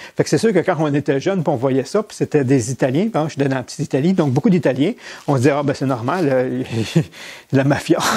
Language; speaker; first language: French; native; French